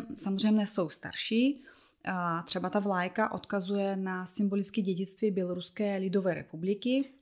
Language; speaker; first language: Czech; non-native, fluent; Russian